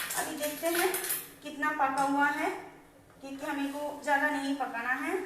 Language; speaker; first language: Hindi; non-native, local second language; Marathi